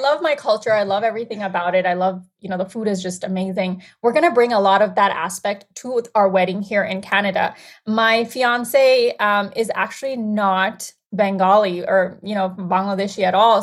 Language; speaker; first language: English; non-native, local second language; Bangla